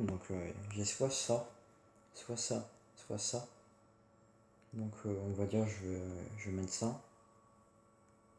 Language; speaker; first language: French; native; French